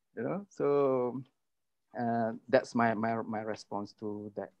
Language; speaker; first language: English; non-native, local second language; Malay